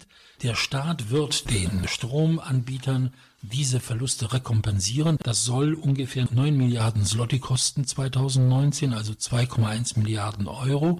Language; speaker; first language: German; non-native, fluent; Polish